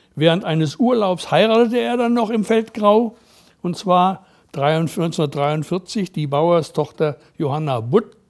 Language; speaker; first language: German; native; German